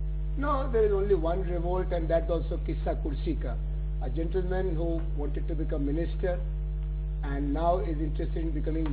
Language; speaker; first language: English; non-native, local second language; Hindi